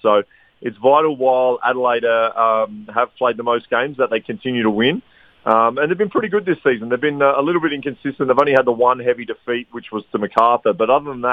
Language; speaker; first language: English; native; English